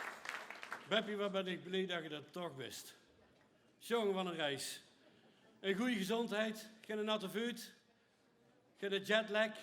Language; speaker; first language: Dutch; native; Dutch